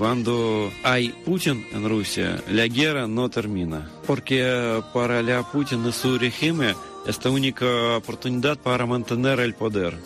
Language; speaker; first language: Spanish; non-native, learner; Russian